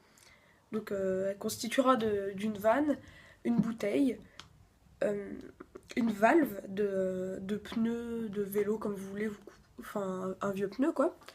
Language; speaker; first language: French; native; French